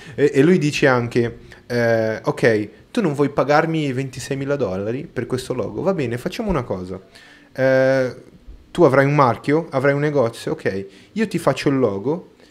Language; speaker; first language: Italian; non-native, fluent; Portuguese